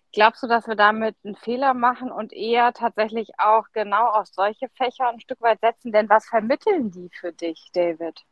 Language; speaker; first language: German; native; German